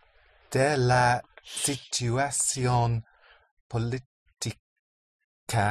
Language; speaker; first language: Spanish; non-native, learner; English